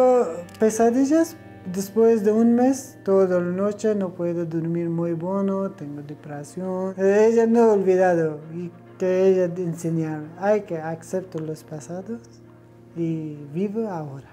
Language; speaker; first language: Spanish; non-native, learner; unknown